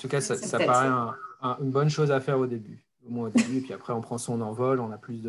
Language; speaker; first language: French; native; French